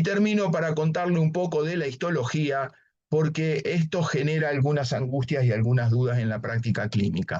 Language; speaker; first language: Spanish; native; Spanish